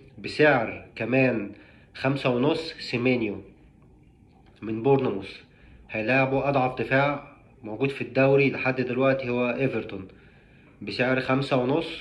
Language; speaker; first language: Arabic; native; Arabic